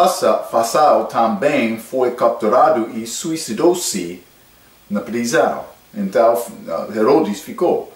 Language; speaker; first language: Portuguese; non-native, fluent; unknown